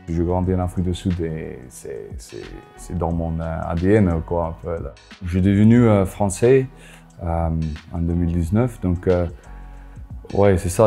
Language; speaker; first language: French; non-native, fluent; Afrikaans